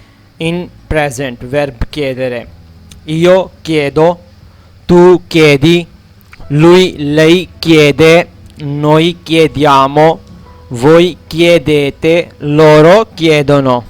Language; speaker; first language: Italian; non-native, fluent; Urdu